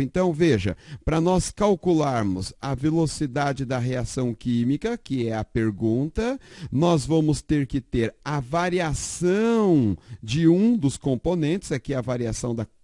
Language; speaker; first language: Portuguese; native; Portuguese